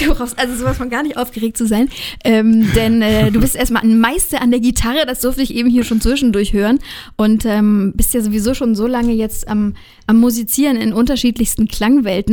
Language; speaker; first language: German; native; German